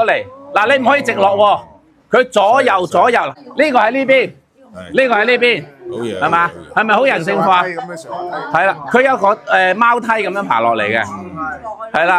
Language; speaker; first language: Cantonese; native; Cantonese